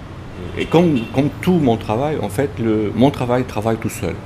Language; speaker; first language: French; non-native, local second language; Arabic